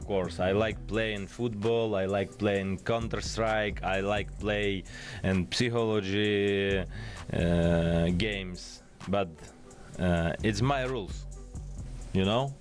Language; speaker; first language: English; non-native, learner; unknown